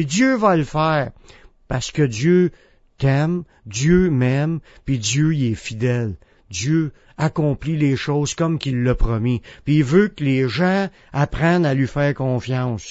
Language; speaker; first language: French; native; French